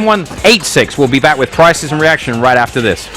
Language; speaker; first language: English; native; English